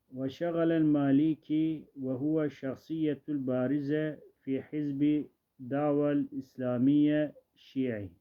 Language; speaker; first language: Arabic; non-native, learner; Turkish